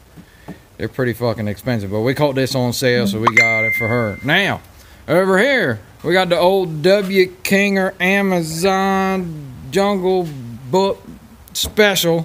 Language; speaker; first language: English; native; English